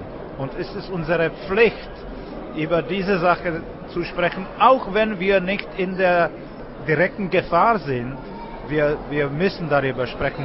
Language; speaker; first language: German; non-native, fluent; Czech